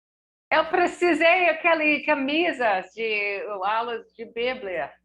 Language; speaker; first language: Portuguese; non-native, learner; English